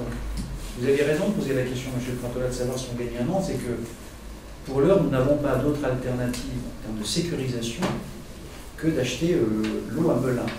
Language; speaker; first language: French; native; French